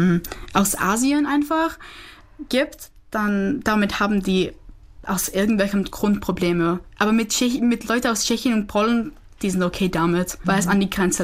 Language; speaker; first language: German; non-native, fluent; Czech